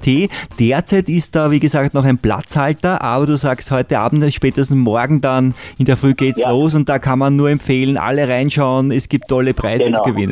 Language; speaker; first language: German; native; German